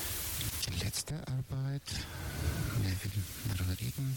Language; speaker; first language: German; non-native, fluent; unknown